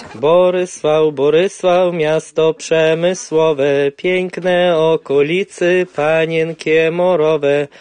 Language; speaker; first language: Polish; early bilingual, heritage; Polish